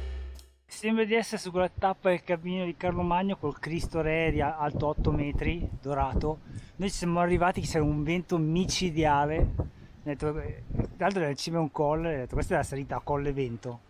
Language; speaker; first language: Italian; native; Italian